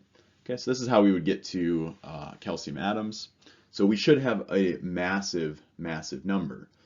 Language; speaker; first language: English; native; English